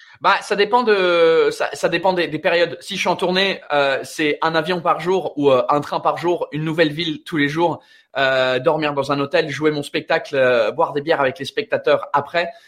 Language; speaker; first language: French; non-native, fluent; English